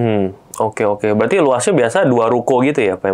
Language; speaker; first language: Indonesian; native; Indonesian